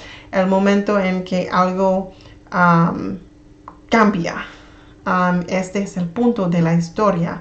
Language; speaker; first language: Spanish; non-native, learner; English